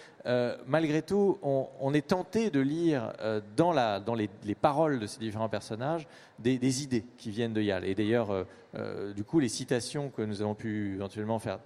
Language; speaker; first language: French; native; French